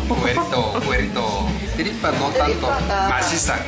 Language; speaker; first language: Spanish; non-native, learner; Korean